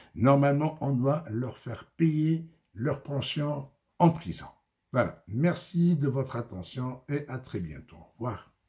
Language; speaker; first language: French; non-native, local second language; Arabic